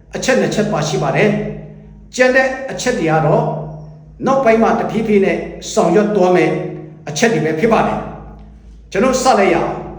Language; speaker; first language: Burmese; non-native, local second language; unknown